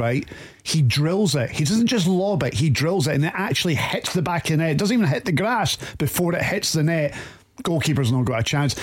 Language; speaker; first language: English; native; English